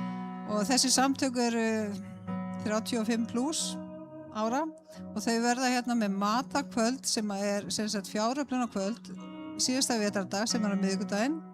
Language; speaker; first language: Icelandic; native; Icelandic